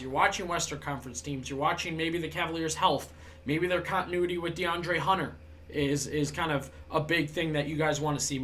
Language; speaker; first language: English; native; English